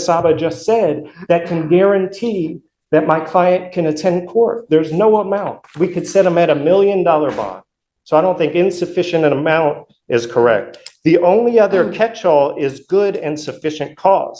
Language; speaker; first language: English; native; English